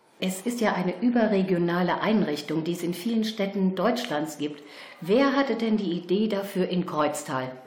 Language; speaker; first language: German; native; German